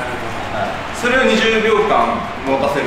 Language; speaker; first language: Japanese; native; Japanese